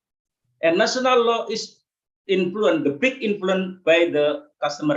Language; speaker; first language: English; non-native, learner; Indonesian